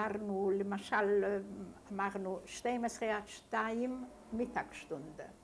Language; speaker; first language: Hebrew; non-native, fluent; Yiddish